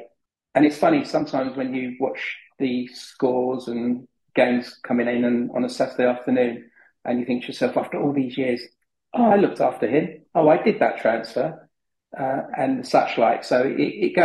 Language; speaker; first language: English; native; English